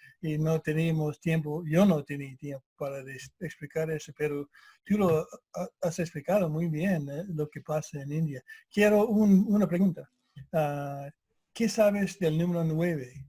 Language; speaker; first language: Spanish; non-native, fluent; English